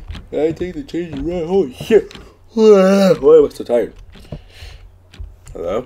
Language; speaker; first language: English; native; English